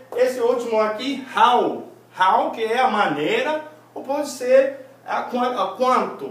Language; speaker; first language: Portuguese; non-native, fluent; English